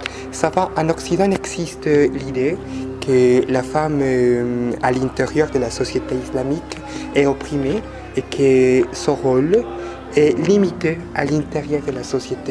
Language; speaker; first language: French; non-native, fluent; Spanish